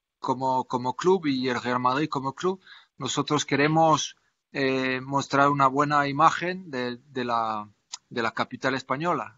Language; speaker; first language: Spanish; non-native, fluent; French